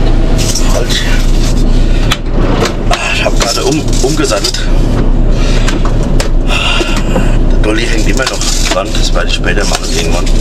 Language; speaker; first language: German; native; German